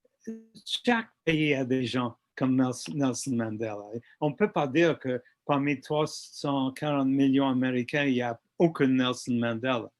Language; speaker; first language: French; non-native, fluent; English